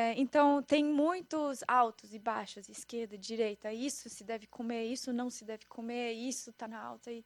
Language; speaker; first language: Portuguese; non-native, fluent; German